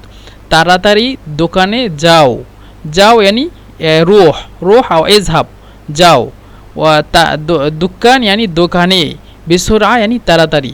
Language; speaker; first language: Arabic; non-native, fluent; Bangla